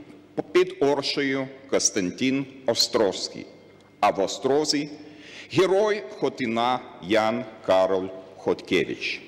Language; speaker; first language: Ukrainian; non-native, learner; Lithuanian